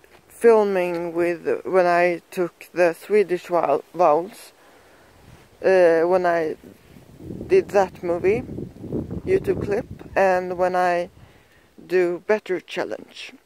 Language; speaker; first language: English; non-native, learner; Swedish